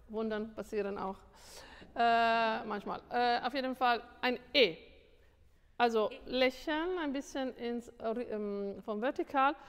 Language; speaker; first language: German; non-native, fluent; Italian